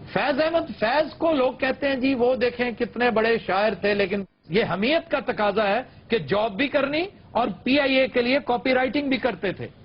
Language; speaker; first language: Urdu; non-native, local second language; Punjabi